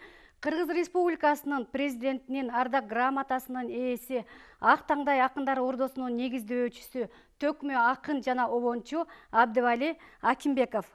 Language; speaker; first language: Kyrgyz; native; Kyrgyz